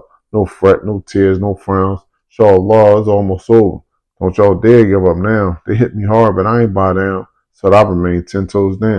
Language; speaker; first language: English; native; English